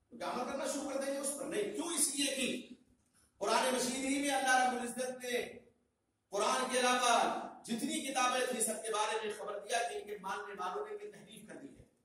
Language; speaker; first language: Urdu; native; Urdu